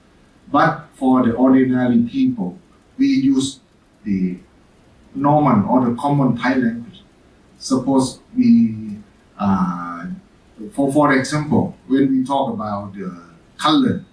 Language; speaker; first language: English; non-native, fluent; Thai